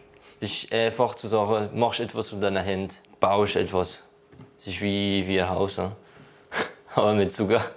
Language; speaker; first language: German; non-native, local second language; French